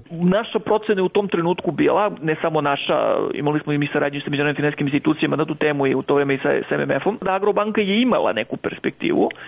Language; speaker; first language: Serbian; native; Serbian